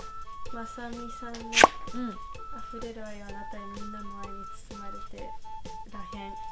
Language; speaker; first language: Japanese; native; Japanese